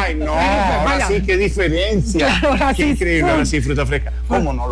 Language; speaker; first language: Spanish; native; Spanish